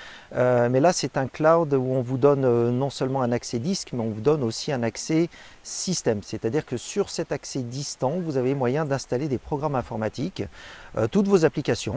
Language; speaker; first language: French; native; French